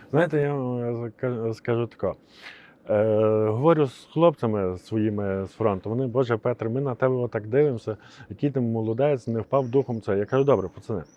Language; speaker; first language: Ukrainian; native; Ukrainian